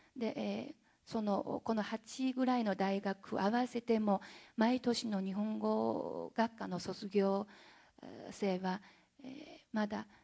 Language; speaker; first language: Japanese; non-native, fluent; Chinese